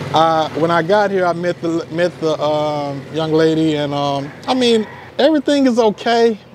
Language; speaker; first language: English; native; English